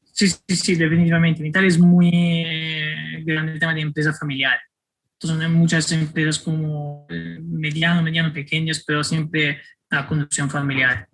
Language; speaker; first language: Spanish; non-native, fluent; Italian